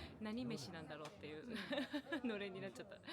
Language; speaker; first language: Japanese; native; Japanese